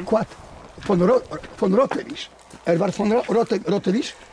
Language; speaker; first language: German; non-native, learner; Polish